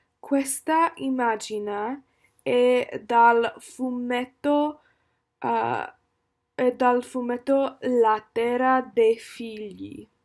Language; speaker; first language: Italian; non-native, learner; English